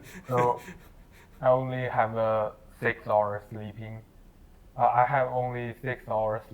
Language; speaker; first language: English; non-native, learner; Chinese